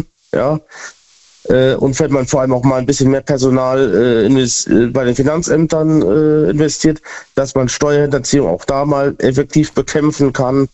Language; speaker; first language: German; native; German